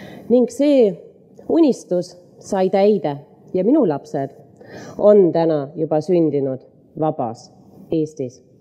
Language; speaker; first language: Estonian; early bilingual, heritage; Estonian